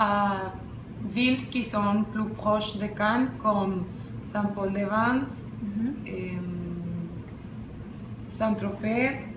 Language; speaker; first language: French; non-native, learner; Spanish